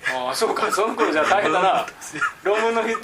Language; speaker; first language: Japanese; native; Japanese